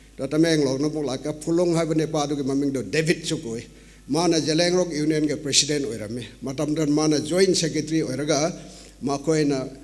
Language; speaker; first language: Manipuri; non-native, local second language; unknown